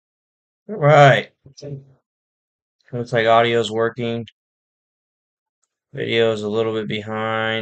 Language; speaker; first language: English; native; English